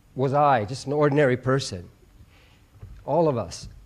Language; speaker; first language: English; native; English